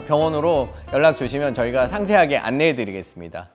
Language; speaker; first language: Korean; native; Korean